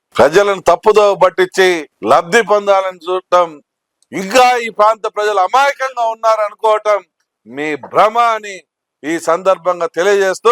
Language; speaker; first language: Telugu; native; Telugu